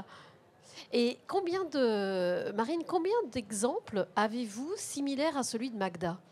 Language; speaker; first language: French; native; French